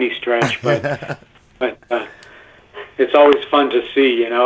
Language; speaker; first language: English; non-native, fluent; Italian